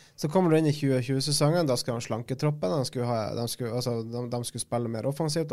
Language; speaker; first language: Norwegian; native; Norwegian